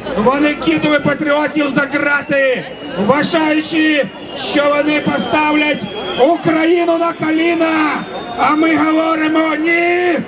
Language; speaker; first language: Ukrainian; native; Ukrainian